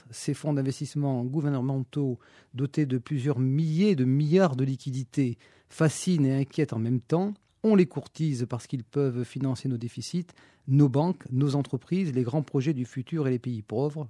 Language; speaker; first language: French; native; French